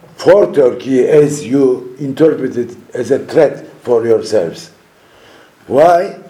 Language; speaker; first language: English; non-native, fluent; Turkish